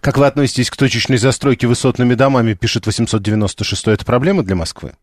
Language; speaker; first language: Russian; native; Russian